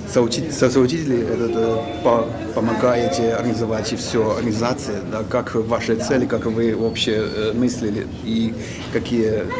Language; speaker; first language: Russian; non-native, learner; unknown